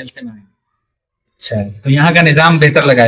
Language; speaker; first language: Urdu; native; Urdu